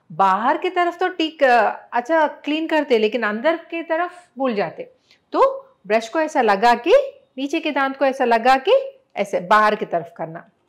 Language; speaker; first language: Hindi; non-native, local second language; Telugu